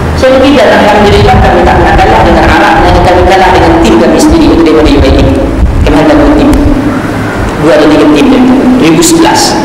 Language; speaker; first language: Malay; native; Malay